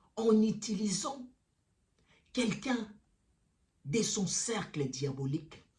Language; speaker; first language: French; early bilingual, other home language; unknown